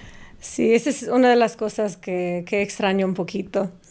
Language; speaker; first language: Spanish; non-native, fluent; English